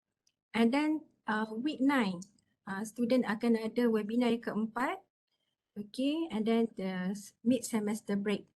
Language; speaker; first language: Malay; native; Malay